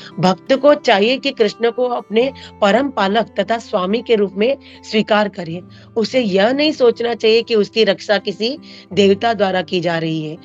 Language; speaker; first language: Hindi; non-native, local second language; Marathi